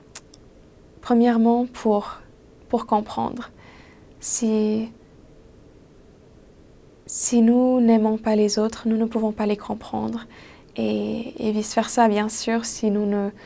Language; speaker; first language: French; non-native, fluent; English